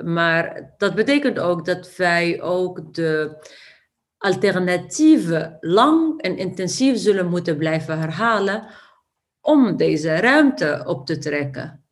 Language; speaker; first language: Dutch; non-native, fluent; Arabic